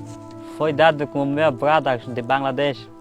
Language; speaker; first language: Portuguese; non-native, learner; Bangla